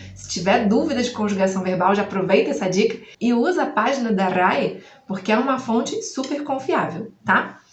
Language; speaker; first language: Portuguese; native; Portuguese